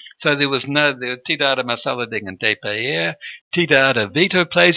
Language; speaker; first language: Indonesian; non-native, fluent; English